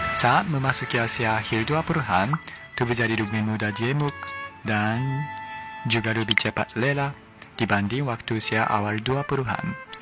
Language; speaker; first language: Indonesian; non-native, fluent; Japanese